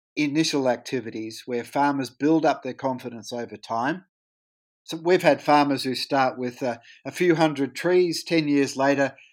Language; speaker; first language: English; native; English